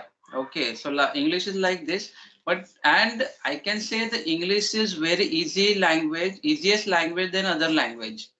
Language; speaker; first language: English; non-native, learner; Marathi